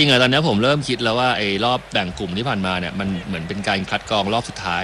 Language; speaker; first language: Thai; native; Thai